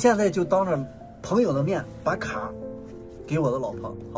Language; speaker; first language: Chinese; native; Chinese